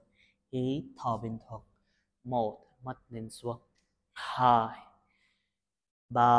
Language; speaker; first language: Vietnamese; non-native, learner; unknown